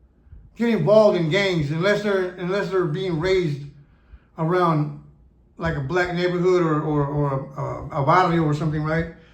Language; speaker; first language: English; native; English